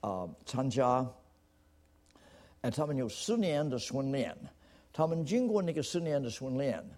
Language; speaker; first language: Chinese; non-native, fluent; English